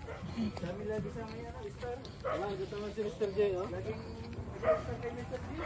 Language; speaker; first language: Filipino; native; Filipino